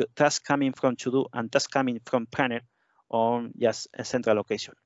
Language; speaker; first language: English; non-native, fluent; Spanish